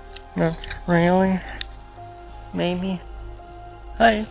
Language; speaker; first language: English; non-native, fluent; German